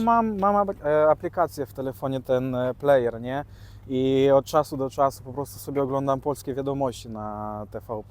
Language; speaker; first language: Polish; early bilingual, other home language; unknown